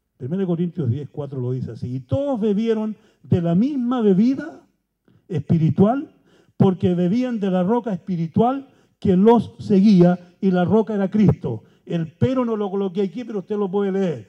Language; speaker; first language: Spanish; native; Spanish